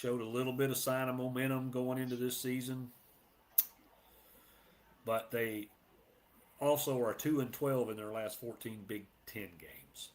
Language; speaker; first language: English; native; English